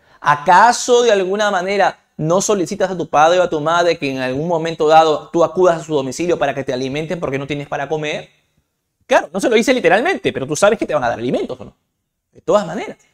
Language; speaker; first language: Spanish; native; Spanish